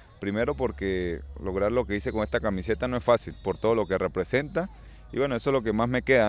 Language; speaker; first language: Spanish; native; Spanish